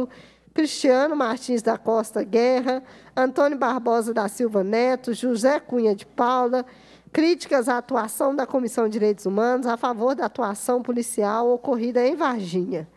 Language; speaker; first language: Portuguese; native; Portuguese